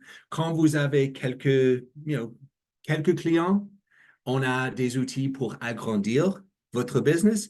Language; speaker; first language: French; non-native, learner; English